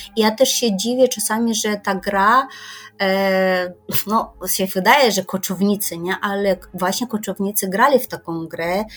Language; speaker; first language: Polish; non-native, fluent; Kyrgyz